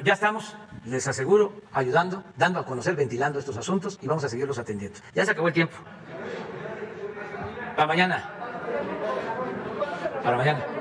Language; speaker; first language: Spanish; native; Spanish